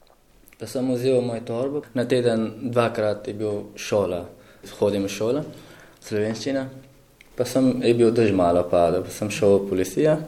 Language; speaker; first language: Slovenian; non-native, learner; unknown